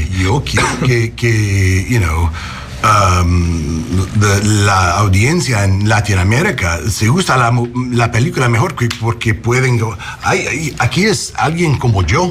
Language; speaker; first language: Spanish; early bilingual, heritage; English